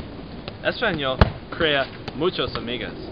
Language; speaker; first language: Spanish; non-native, learner; English